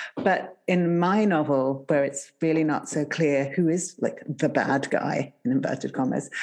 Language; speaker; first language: English; native; English